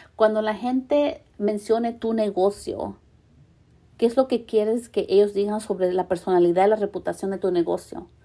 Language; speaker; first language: Spanish; early bilingual, heritage; Spanish